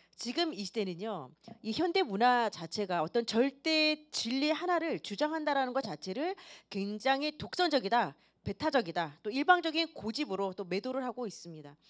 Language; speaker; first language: Korean; native; Korean